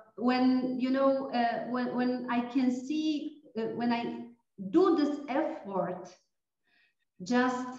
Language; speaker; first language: English; non-native, fluent; Polish